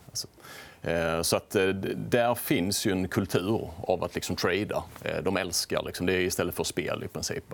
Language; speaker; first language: Swedish; native; Swedish